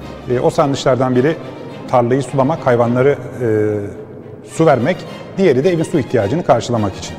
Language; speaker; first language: Turkish; native; Turkish